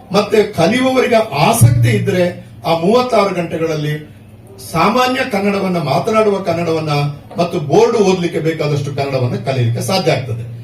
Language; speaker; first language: Kannada; non-native, local second language; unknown